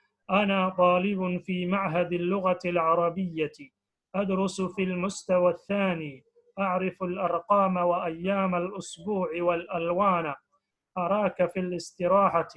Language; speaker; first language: Arabic; non-native, fluent; Somali